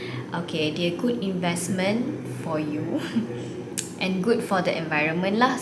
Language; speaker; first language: English; non-native, local second language; Malay